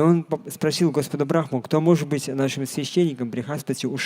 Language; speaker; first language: Russian; native; Russian